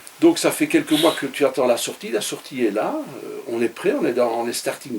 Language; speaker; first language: French; native; French